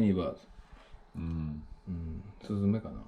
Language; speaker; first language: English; non-native, learner; Japanese